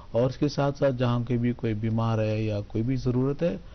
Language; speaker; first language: Hindi; non-native, local second language; Tamil